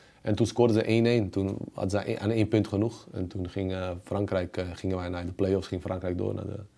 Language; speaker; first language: Dutch; early bilingual, other home language; Bosnian